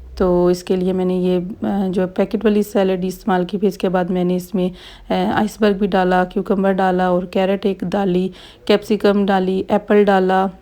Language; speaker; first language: Urdu; native; Urdu